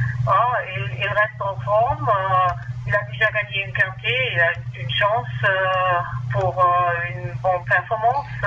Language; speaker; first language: French; non-native, learner; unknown